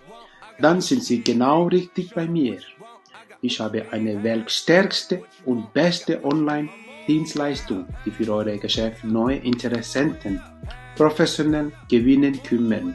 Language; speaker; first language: German; non-native, learner; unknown